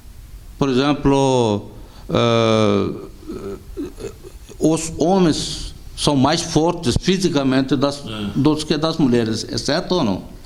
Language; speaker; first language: Portuguese; non-native, fluent; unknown